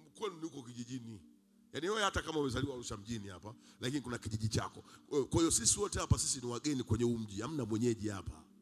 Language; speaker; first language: Swahili; native; Swahili